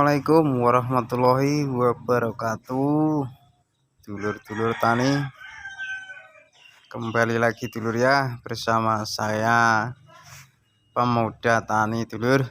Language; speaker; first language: Indonesian; non-native, local second language; Javanese